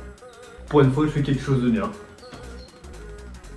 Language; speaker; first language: French; native; French